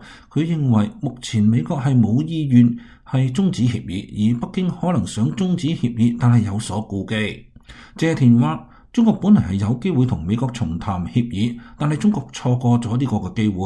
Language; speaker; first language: Chinese; non-native, local second language; Cantonese